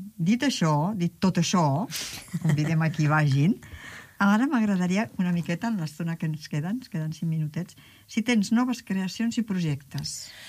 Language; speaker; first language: Catalan; native; Catalan